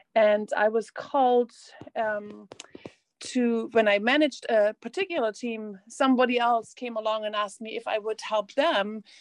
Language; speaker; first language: English; non-native, fluent; German